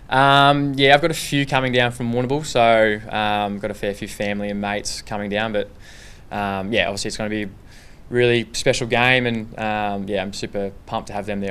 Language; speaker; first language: English; native; English